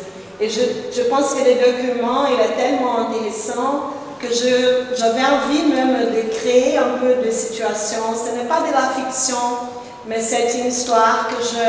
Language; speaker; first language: French; non-native, fluent; Portuguese